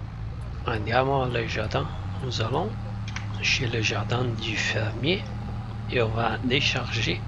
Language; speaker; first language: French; non-native, fluent; Italian